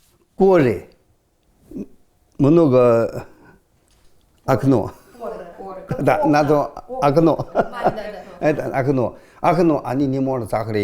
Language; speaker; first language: Russian; non-native, learner; Chinese